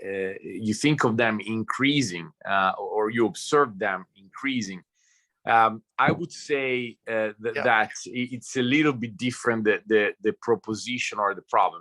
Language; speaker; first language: English; non-native, fluent; Italian